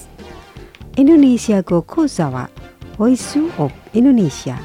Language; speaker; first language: Japanese; non-native, fluent; Indonesian